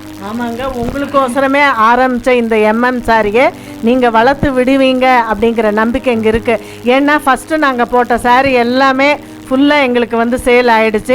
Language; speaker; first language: Tamil; native; Tamil